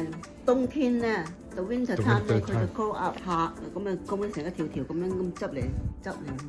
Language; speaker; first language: Cantonese; native; Cantonese